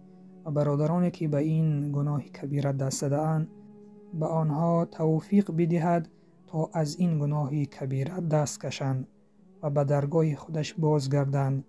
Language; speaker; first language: Persian; native; Persian